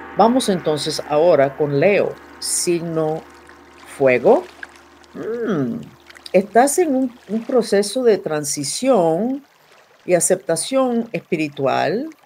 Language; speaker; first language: Spanish; non-native, fluent; English